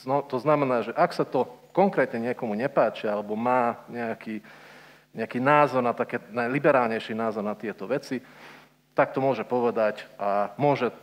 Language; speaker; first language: Slovak; non-native, local second language; Hungarian